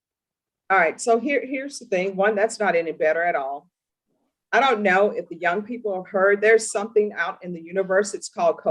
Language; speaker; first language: English; native; English